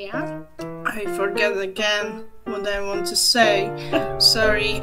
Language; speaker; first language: English; non-native, learner; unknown